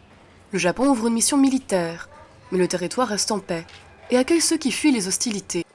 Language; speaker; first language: French; native; French